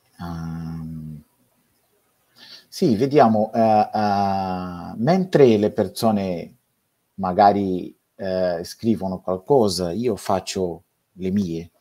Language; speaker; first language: Italian; non-native, fluent; Portuguese